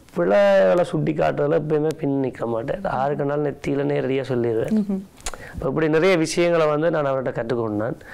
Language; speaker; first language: Tamil; native; Tamil